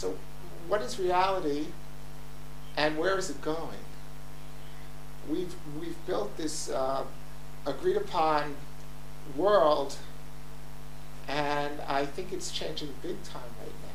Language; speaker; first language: English; native; English